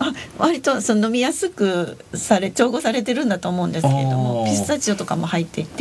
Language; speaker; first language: Japanese; native; Japanese